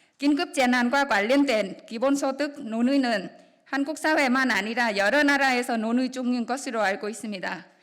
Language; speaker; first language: Korean; non-native, fluent; Vietnamese